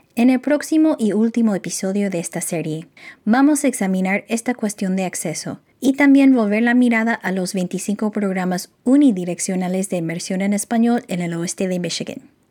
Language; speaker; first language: Spanish; non-native, fluent; English